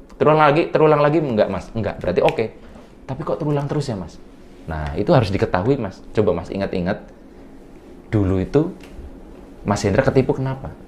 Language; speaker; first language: Indonesian; native; Indonesian